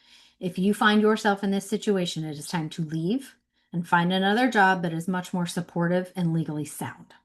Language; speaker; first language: English; native; English